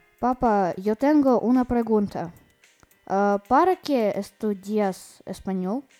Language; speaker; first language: Spanish; non-native, learner; Russian